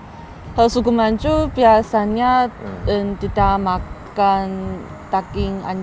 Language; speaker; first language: Indonesian; non-native, learner; Chinese